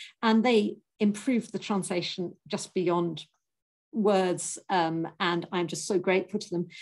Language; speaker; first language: English; native; English